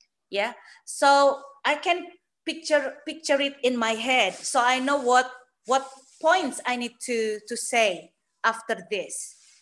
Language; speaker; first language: English; non-native, fluent; Sundanese